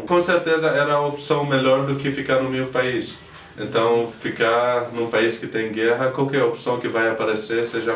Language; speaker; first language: Portuguese; non-native, fluent; Arabic